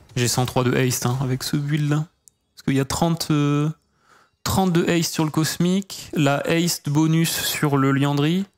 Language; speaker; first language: French; native; French